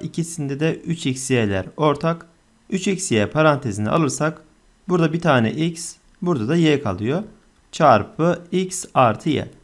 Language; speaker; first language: Turkish; native; Turkish